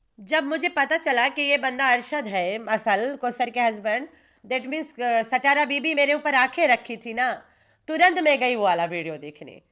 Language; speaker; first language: Urdu; non-native, local second language; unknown